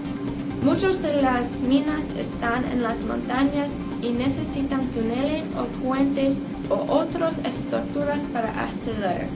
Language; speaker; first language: Spanish; non-native, learner; English